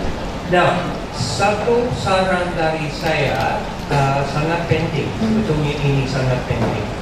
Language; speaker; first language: Indonesian; non-native, learner; English